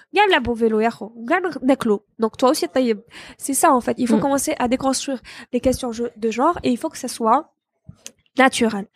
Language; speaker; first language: French; non-native, local second language; Arabic